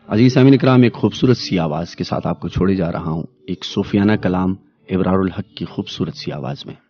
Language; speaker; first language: Urdu; non-native, local second language; Pashto